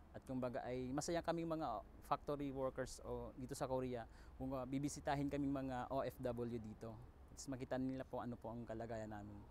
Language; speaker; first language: Filipino; native; Filipino